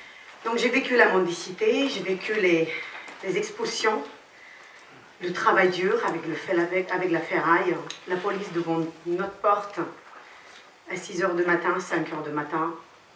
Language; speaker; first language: French; non-native, fluent; Romany